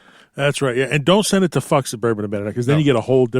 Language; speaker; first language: English; native; English